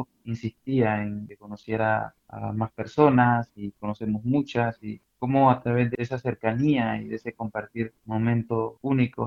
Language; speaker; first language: Spanish; native; Spanish